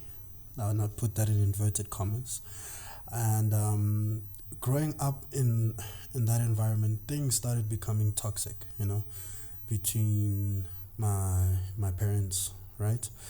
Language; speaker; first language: English; non-native, local second language; Zulu